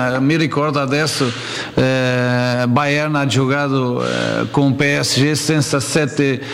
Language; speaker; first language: Italian; non-native, learner; Portuguese